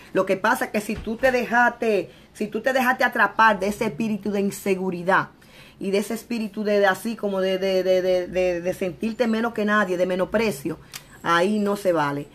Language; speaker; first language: Spanish; native; Spanish